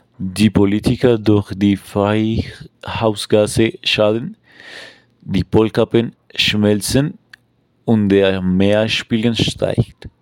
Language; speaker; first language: German; non-native, learner; Spanish